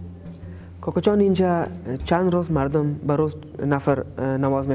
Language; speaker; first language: Persian; non-native, local second language; Punjabi